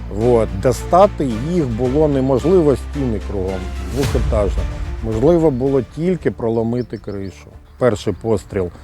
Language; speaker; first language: Ukrainian; early bilingual, other home language; Russian